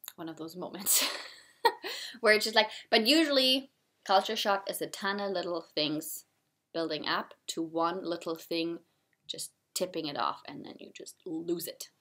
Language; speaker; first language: English; non-native, fluent; German